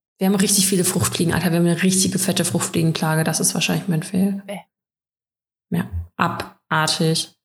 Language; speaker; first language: German; early bilingual, other home language; Russian